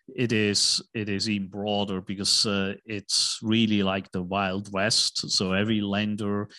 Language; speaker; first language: English; non-native, fluent; German